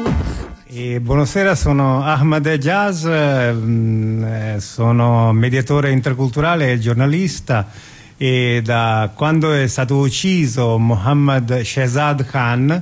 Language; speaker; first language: Italian; non-native, fluent; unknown